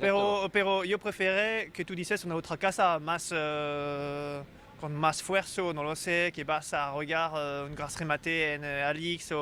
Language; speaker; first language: Spanish; non-native, learner; French